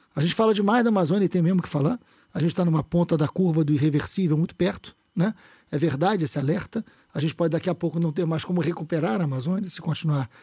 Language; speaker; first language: Portuguese; native; Portuguese